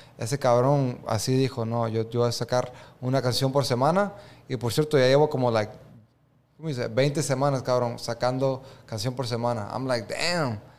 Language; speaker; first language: Spanish; early bilingual, heritage; Spanish